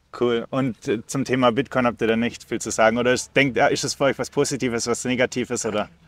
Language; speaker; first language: German; native; German